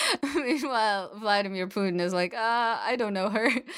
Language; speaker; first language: English; early bilingual, other home language; Russian